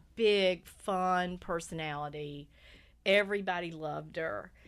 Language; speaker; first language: English; native; English